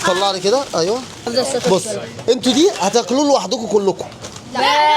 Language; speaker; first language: Arabic; native; Arabic